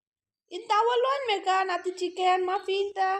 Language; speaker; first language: Arabic; non-native, learner; Bangla